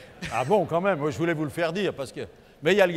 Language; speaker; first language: French; native; French